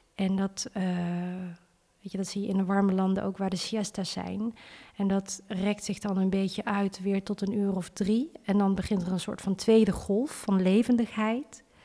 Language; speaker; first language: Dutch; early bilingual, other home language; Vietnamese